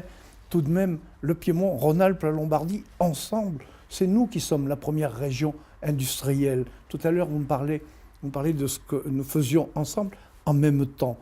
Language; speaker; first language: French; native; French